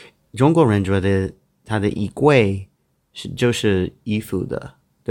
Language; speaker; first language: Chinese; non-native, learner; English